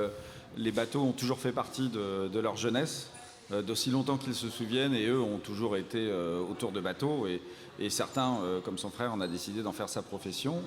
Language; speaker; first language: French; native; French